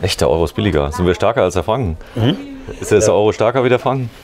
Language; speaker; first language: German; native; German